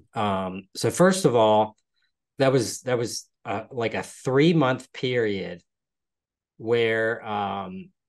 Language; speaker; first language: English; native; English